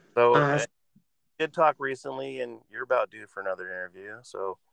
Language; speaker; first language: English; native; English